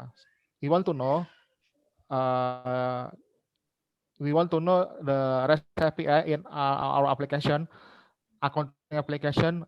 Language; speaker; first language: English; non-native, learner; Indonesian